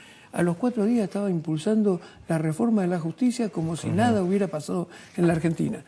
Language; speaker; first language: Spanish; native; Spanish